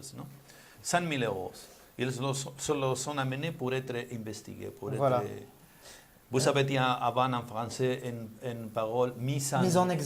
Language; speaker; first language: French; non-native, learner; Spanish